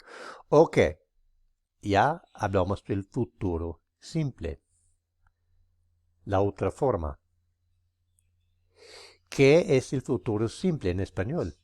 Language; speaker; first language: Spanish; non-native, fluent; English